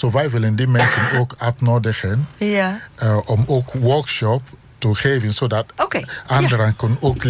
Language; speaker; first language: Dutch; non-native, learner; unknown